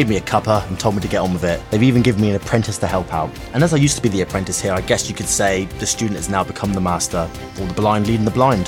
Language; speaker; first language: English; native; English